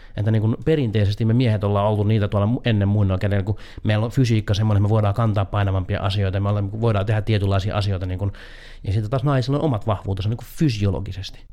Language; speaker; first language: Finnish; native; Finnish